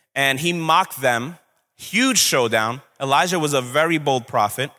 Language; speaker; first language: English; native; English